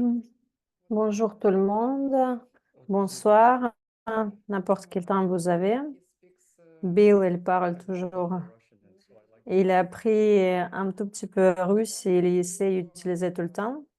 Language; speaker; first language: French; non-native, fluent; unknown